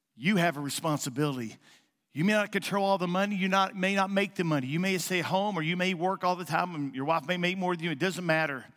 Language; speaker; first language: English; native; English